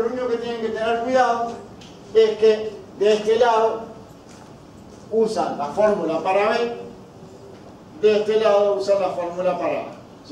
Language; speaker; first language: Spanish; native; Spanish